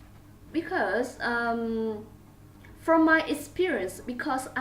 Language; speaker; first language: English; non-native, learner; Vietnamese